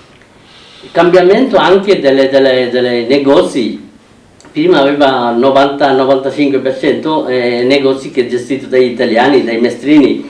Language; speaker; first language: Italian; non-native, fluent; Bangla